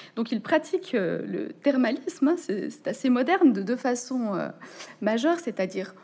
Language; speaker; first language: French; native; French